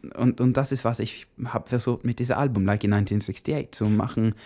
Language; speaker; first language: German; non-native, learner; Norwegian